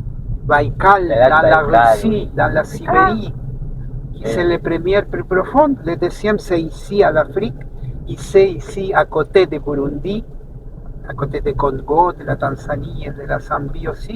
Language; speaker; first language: French; non-native, fluent; Spanish